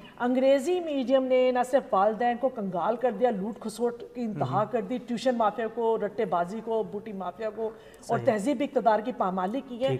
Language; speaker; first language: Urdu; native; Urdu